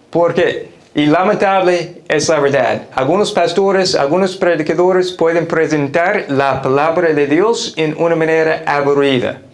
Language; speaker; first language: Spanish; non-native, fluent; English